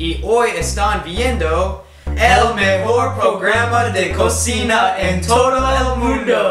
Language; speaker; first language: Spanish; non-native, learner; English